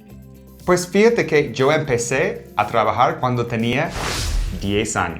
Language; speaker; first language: Spanish; non-native, fluent; English